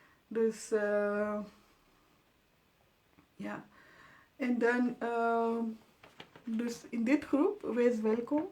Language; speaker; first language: Dutch; non-native, fluent; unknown